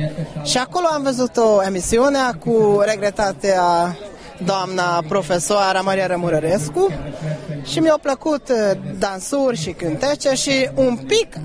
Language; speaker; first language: Romanian; non-native, learner; Hungarian